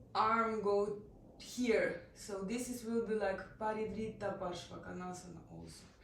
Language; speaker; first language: English; non-native, learner; Ukrainian